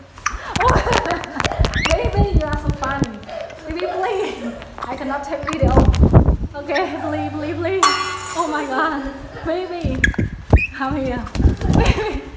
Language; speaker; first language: English; non-native, learner; Vietnamese